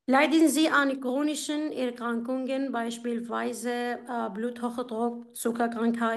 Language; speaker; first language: German; non-native, fluent; Arabic